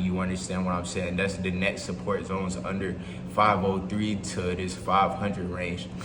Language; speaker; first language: English; native; English